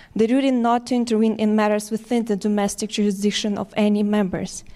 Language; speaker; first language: English; non-native, fluent; Ukrainian